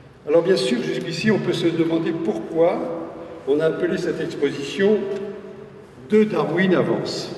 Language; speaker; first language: French; native; French